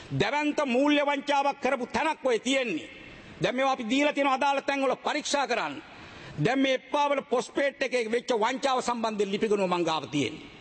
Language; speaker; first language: Sinhala; native; Sinhala